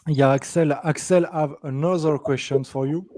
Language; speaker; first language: English; non-native, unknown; French